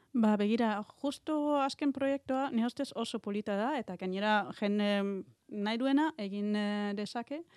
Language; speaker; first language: Basque; non-native, learner; German